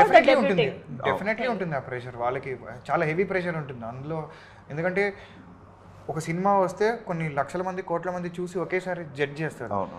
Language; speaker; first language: Telugu; native; Telugu